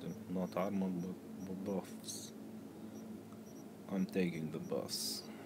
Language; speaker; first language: English; non-native, fluent; Lithuanian